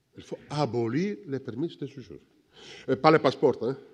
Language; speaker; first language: French; non-native, learner; Sicilian